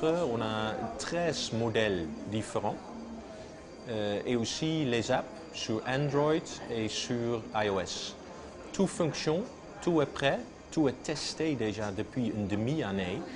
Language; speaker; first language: French; non-native, fluent; Dutch